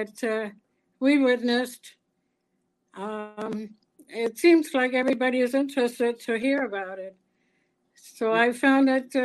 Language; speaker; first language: English; non-native, fluent; German